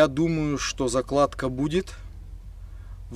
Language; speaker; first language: Russian; non-native, local second language; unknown